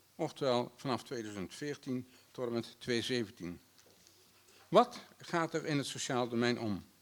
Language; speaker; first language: Dutch; native; Dutch